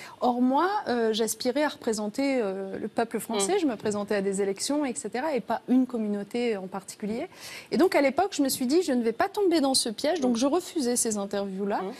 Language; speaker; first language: French; early bilingual, other home language; Riffian